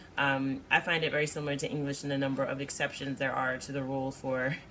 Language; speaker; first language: English; native; English